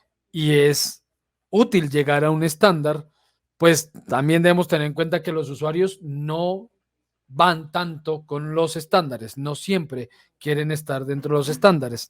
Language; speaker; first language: Spanish; native; Spanish